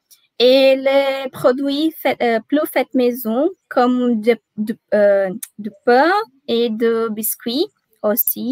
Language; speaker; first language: French; non-native, learner; Portuguese